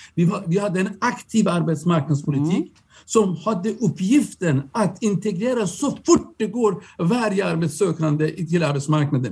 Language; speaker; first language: Swedish; non-native, fluent; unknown